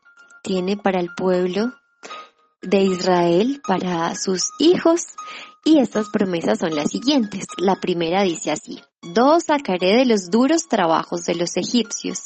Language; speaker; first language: Spanish; native; Spanish